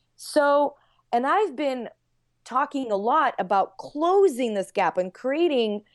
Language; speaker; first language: English; non-native, fluent; Russian